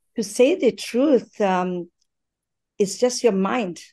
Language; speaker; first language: English; non-native, local second language; Swahili